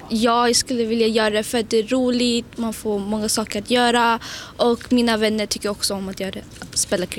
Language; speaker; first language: Swedish; early bilingual, other home language; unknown